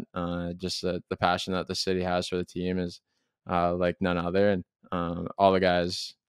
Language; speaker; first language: English; native; English